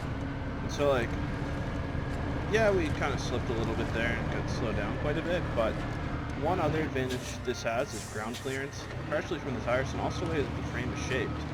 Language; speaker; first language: English; native; English